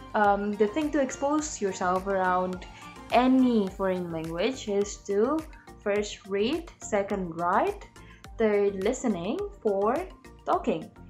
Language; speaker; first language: English; non-native, learner; Indonesian